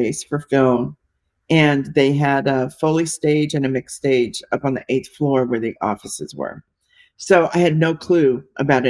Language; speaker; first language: English; native; English